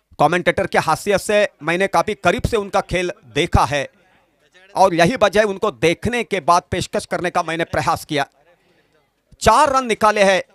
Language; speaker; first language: Hindi; non-native, local second language; Marathi